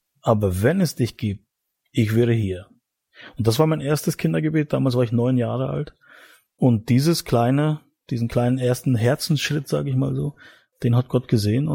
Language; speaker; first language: German; native; German